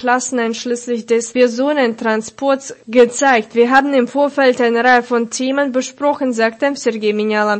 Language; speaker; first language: German; non-native, fluent; Russian